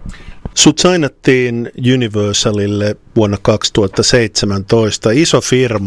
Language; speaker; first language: Finnish; native; Finnish